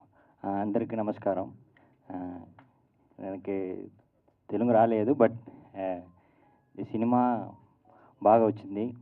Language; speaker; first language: Telugu; non-native, learner; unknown